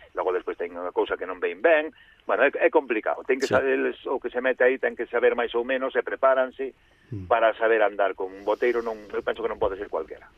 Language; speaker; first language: Galician; native; Galician